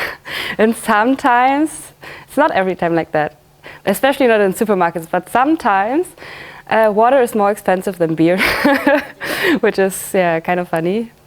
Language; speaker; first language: English; non-native, fluent; German